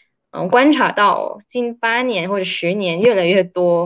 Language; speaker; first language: Chinese; early bilingual, heritage; Chinese